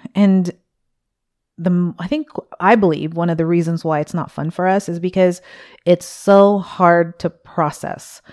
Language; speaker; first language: English; early bilingual, other home language; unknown